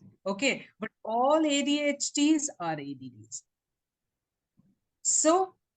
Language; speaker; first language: English; non-native, local second language; Tamil